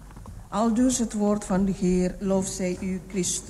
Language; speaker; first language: Dutch; non-native, fluent; Indonesian